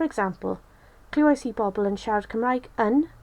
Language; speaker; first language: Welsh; non-native, local second language; English